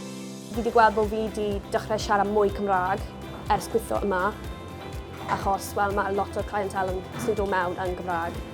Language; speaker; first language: Welsh; non-native, local second language; English